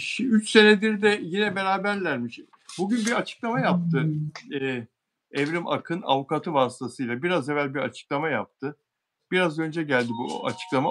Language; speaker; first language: Turkish; native; Turkish